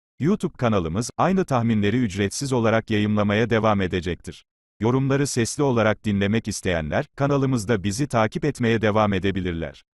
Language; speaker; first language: Turkish; native; Turkish